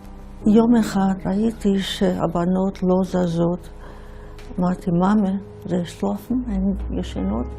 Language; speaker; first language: Hebrew; non-native, fluent; Yiddish